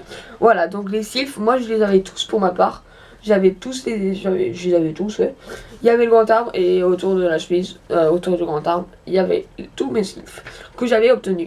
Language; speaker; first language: French; native; French